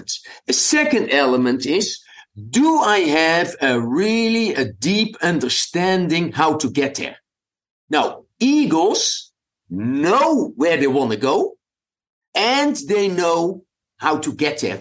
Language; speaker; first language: English; non-native, fluent; Dutch